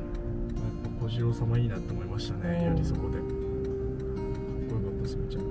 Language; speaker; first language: Japanese; native; Japanese